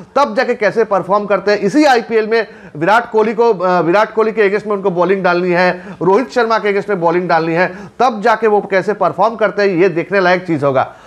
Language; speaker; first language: Hindi; non-native, local second language; Bangla